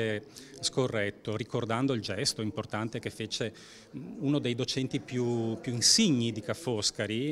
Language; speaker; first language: Italian; native; Italian